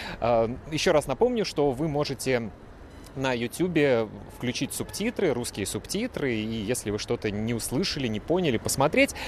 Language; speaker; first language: Russian; native; Russian